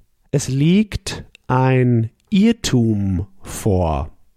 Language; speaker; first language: German; native; German